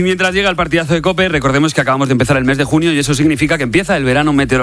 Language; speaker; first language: Spanish; native; Spanish